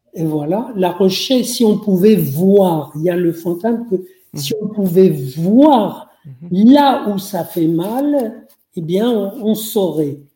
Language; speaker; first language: French; non-native, local second language; Arabic